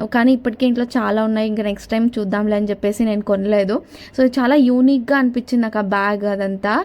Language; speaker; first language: Telugu; non-native, local second language; Kannada